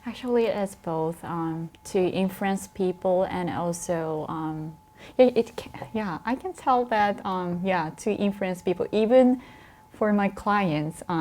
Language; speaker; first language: English; non-native, fluent; Japanese